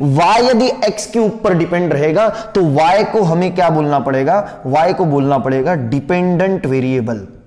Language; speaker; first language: Hindi; non-native, local second language; Marathi